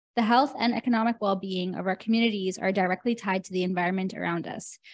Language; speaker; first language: English; native; English